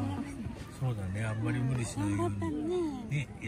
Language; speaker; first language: Japanese; native; Japanese